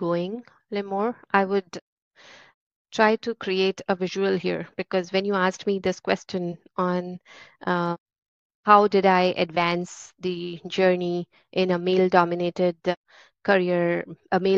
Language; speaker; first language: English; non-native, local second language; Hindi